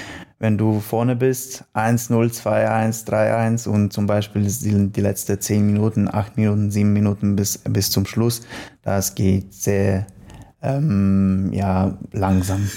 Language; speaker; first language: German; non-native, learner; Polish